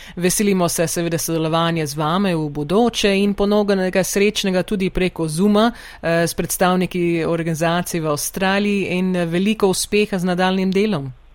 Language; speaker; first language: Slovenian; early bilingual, heritage; Slovenian